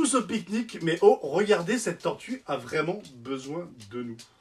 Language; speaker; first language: French; native; French